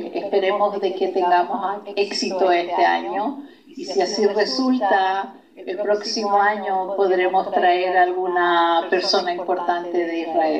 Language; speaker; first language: Spanish; non-native, fluent; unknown